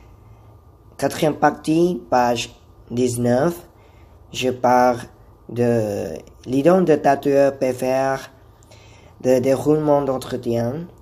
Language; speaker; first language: French; non-native, learner; Thai